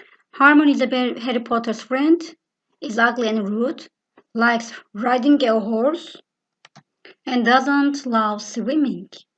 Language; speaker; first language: English; non-native, fluent; Turkish